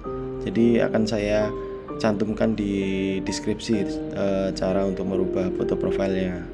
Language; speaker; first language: Indonesian; native; Indonesian